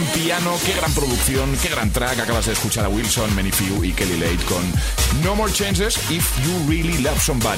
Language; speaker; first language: Spanish; native; Spanish